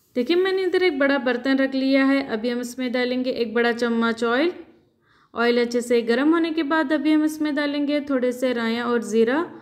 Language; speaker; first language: Hindi; non-native, local second language; Urdu